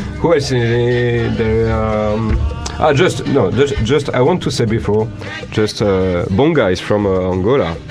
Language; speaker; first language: English; non-native, learner; French